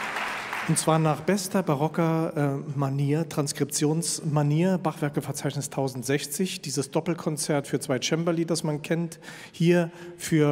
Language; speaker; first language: German; native; German